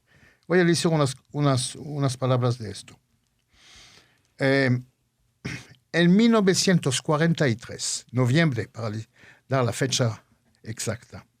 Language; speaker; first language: Spanish; early bilingual, heritage; Ladino